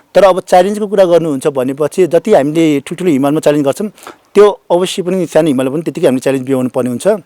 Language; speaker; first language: Nepali; non-native, local second language; Sherpa